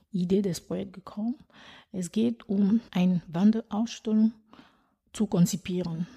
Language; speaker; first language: German; non-native, fluent; French